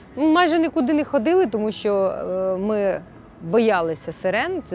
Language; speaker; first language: Ukrainian; native; Ukrainian